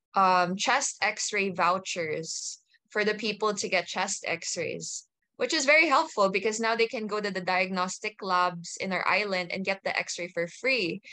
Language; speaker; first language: English; native; English